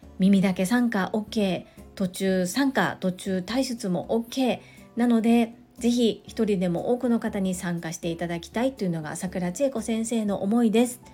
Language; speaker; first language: Japanese; native; Japanese